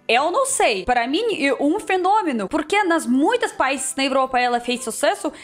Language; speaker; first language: Portuguese; non-native, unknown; Russian